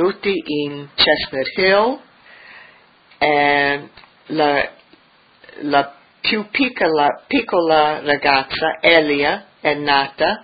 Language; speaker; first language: Italian; early bilingual, heritage; English